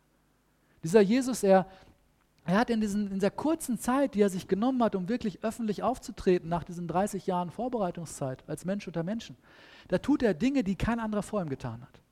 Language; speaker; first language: German; native; German